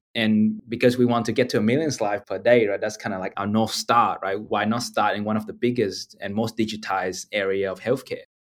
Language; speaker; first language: English; non-native, fluent; Vietnamese